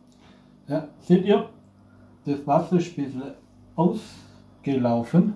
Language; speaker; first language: German; non-native, fluent; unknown